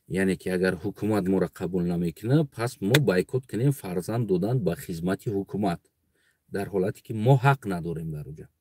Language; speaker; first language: Tajik; non-native, local second language; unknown